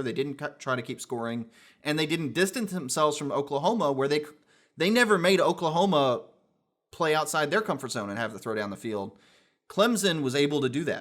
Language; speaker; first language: English; native; English